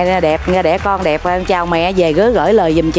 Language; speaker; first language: Vietnamese; native; Vietnamese